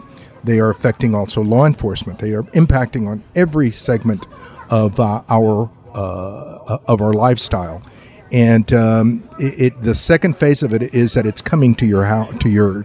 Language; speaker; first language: English; native; English